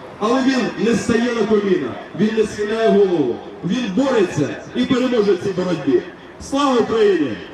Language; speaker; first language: Ukrainian; native; Ukrainian